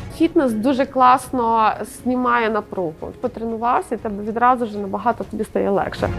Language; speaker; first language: Ukrainian; native; Ukrainian